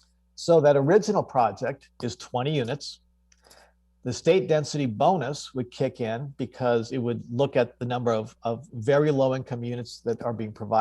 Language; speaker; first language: English; native; English